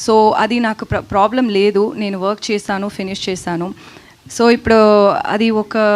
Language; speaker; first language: Telugu; non-native, learner; Tamil